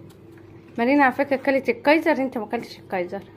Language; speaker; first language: Arabic; native; Arabic